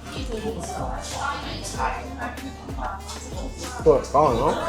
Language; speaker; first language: Chinese; non-native, learner; Burmese